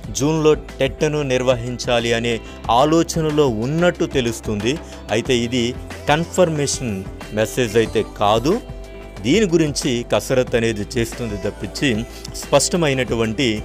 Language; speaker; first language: Telugu; native; Telugu